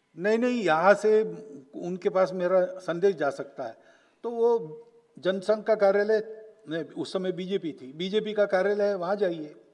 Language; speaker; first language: Hindi; non-native, local second language; Marathi